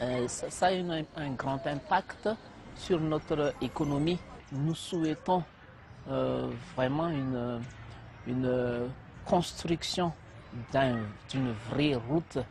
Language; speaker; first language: French; non-native, local second language; Malagasy